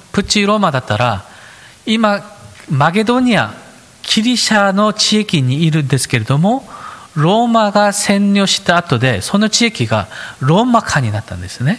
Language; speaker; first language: Japanese; non-native, fluent; Korean